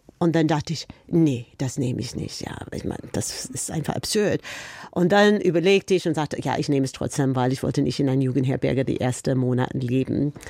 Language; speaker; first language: German; non-native, fluent; English